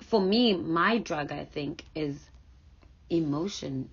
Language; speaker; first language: English; non-native, local second language; Zulu